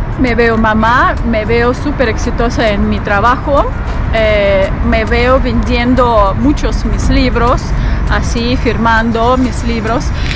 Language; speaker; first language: Spanish; non-native, fluent; Russian